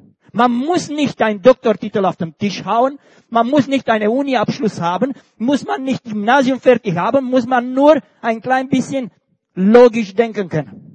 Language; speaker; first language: German; non-native, fluent; Romanian